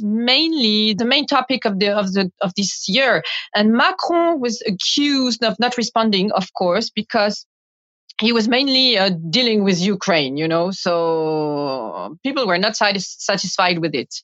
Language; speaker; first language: English; non-native, fluent; French